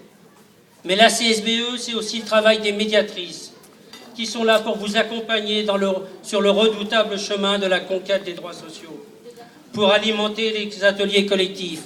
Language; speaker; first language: French; native; French